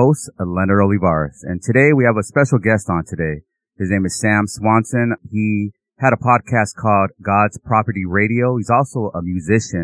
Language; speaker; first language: English; native; English